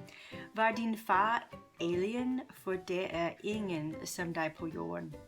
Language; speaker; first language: Danish; non-native, learner; English